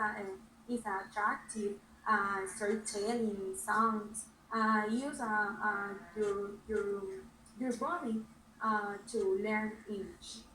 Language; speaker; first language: English; non-native, learner; Spanish